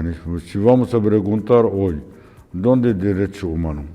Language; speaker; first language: Spanish; non-native, fluent; Arabic